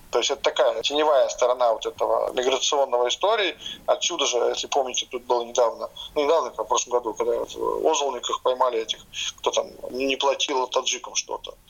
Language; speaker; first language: Russian; non-native, local second language; Latvian